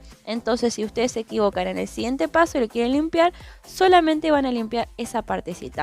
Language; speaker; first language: Spanish; native; Spanish